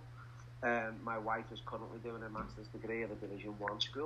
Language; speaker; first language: English; native; English